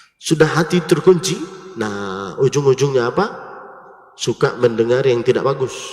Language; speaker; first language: Malay; non-native, fluent; Arabic